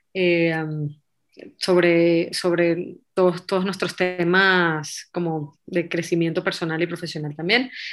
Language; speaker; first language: Spanish; native; Spanish